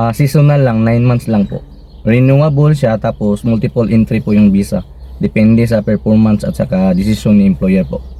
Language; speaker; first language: Filipino; non-native, local second language; Cebuano